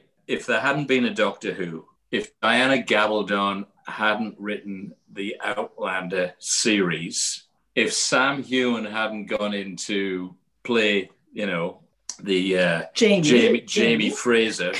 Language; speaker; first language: English; native; English